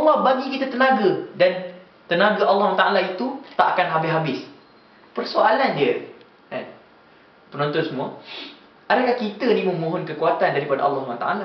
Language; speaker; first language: Malay; native; Malay